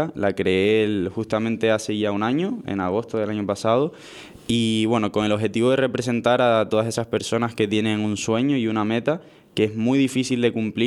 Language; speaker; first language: Spanish; native; Spanish